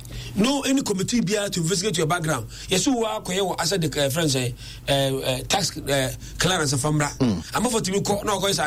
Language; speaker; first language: English; non-native, local second language; Akan